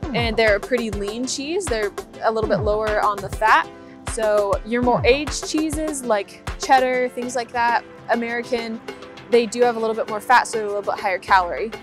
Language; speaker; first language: English; native; English